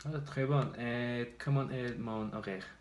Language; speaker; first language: French; non-native, learner; Spanish